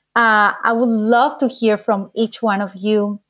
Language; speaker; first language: English; non-native, fluent; Spanish